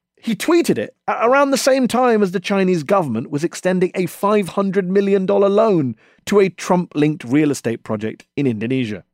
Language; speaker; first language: English; native; English